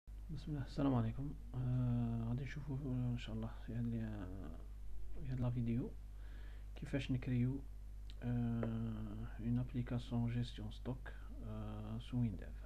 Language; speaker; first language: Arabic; native; Arabic